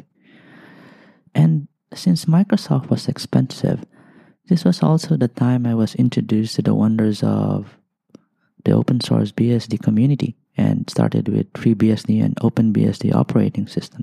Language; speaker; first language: English; non-native, local second language; Bikol